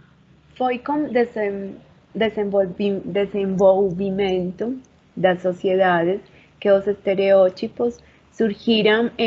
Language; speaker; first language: Portuguese; non-native, learner; Spanish